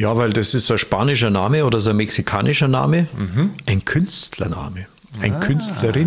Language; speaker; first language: German; native; German